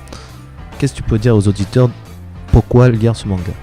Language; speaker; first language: French; native; French